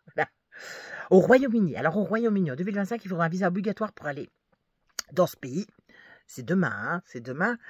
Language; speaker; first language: French; native; French